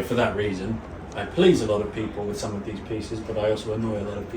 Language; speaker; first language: English; native; English